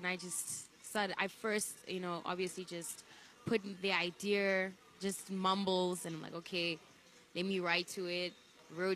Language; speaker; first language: English; non-native, local second language; Shona